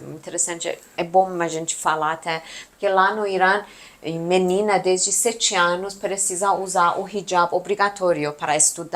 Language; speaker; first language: Portuguese; non-native, learner; Persian